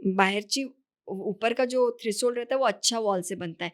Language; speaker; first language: Hindi; non-native, local second language; Marathi